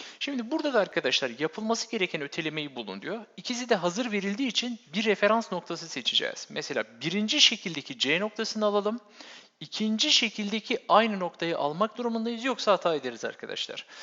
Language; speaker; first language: Turkish; native; Turkish